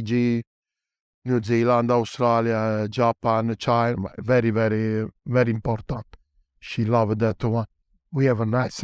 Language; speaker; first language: English; non-native, learner; Italian